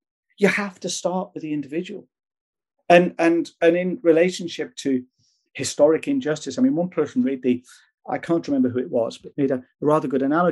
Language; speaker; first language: English; native; English